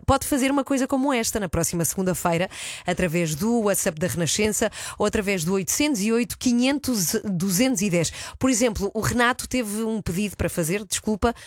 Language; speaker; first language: Portuguese; native; Portuguese